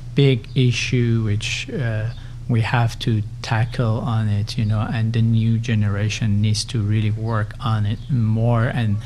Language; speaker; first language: English; non-native, fluent; Persian